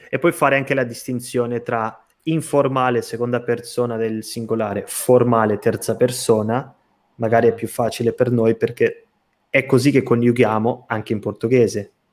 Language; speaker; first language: Italian; non-native, fluent; Portuguese